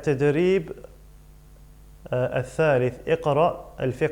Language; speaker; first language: Arabic; non-native, fluent; English